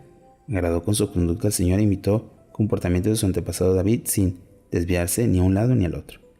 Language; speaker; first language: Spanish; native; Spanish